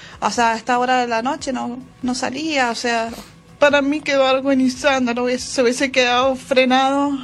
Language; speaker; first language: Spanish; native; Spanish